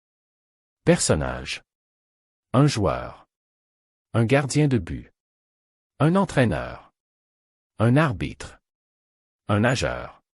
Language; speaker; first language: French; non-native, fluent; Arabic